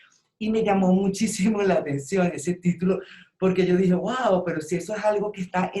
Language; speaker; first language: Spanish; native; Spanish